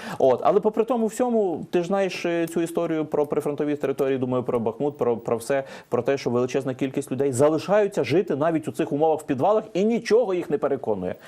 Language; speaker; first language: Ukrainian; native; Ukrainian